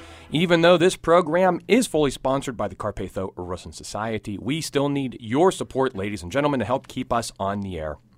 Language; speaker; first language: English; native; English